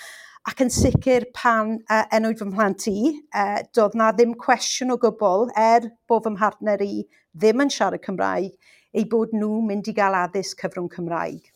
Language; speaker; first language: Welsh; non-native, local second language; English